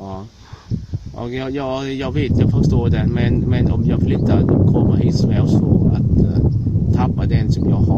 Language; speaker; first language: Swedish; non-native, learner; Vietnamese